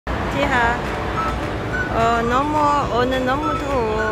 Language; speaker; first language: Korean; non-native, learner; Cantonese